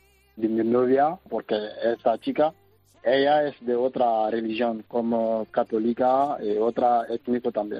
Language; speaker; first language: Spanish; non-native, learner; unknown